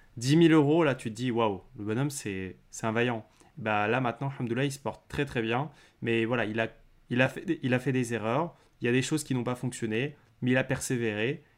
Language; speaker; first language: French; native; French